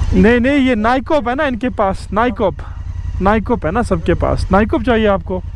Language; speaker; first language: Hindi; early bilingual, heritage; Urdu